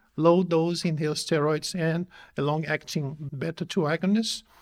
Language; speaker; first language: English; non-native, fluent; Portuguese